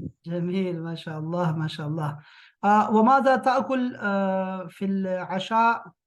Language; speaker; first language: Arabic; non-native, fluent; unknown